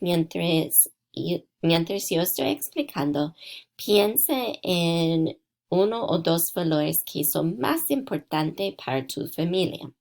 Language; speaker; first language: Spanish; non-native, fluent; English